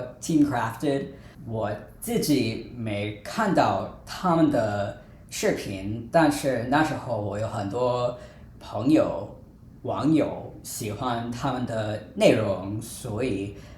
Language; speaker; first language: Chinese; non-native, fluent; English